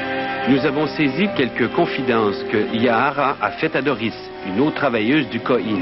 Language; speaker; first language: French; native; French